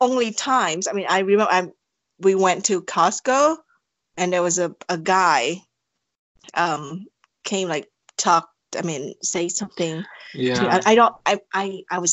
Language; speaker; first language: English; non-native, fluent; Thai